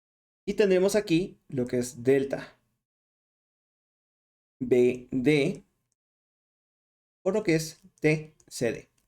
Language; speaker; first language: Spanish; native; Spanish